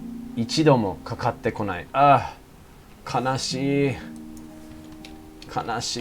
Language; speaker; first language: Japanese; non-native, fluent; English